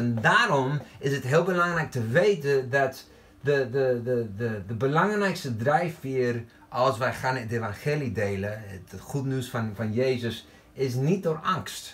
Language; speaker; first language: Dutch; non-native, fluent; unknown